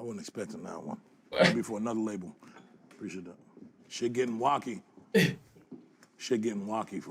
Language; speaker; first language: English; native; English